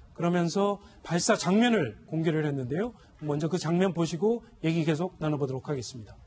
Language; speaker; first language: Korean; native; Korean